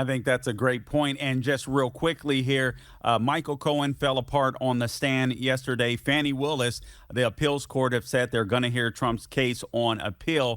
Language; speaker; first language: English; native; English